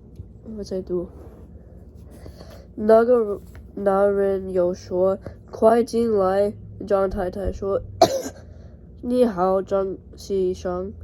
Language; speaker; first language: Chinese; non-native, learner; English